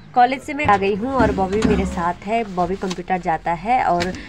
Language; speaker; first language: Hindi; native; Hindi